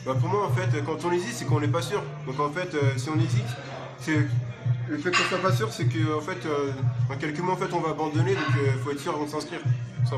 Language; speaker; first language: French; native; French